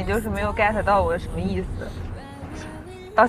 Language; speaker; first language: Chinese; native; Chinese